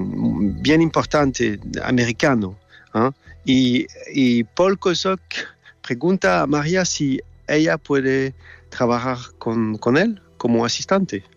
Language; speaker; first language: Spanish; non-native, fluent; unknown